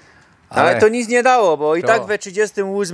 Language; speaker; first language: Polish; non-native, local second language; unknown